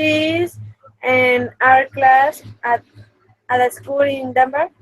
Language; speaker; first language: English; non-native, learner; Spanish